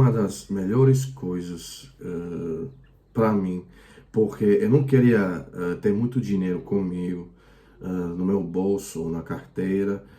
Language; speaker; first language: Portuguese; non-native, fluent; Croatian